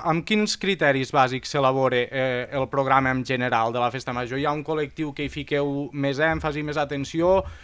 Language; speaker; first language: Catalan; native; Catalan